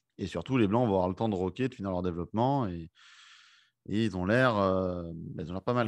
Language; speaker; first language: French; native; French